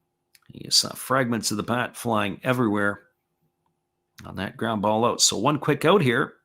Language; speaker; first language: English; native; English